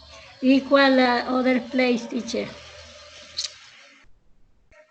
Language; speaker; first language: English; non-native, learner; Spanish